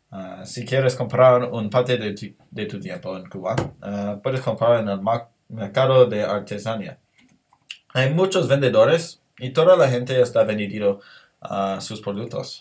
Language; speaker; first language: Spanish; non-native, learner; English